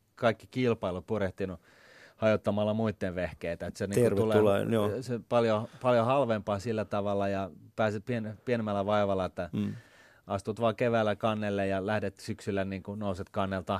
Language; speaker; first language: Finnish; native; Finnish